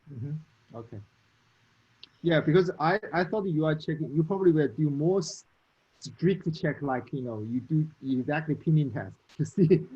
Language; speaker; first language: English; non-native, fluent; Chinese